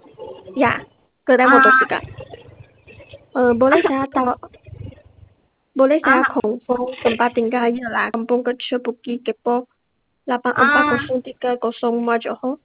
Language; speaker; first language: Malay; non-native, local second language; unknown